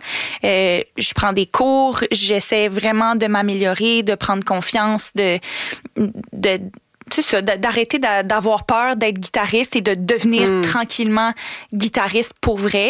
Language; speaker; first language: French; native; French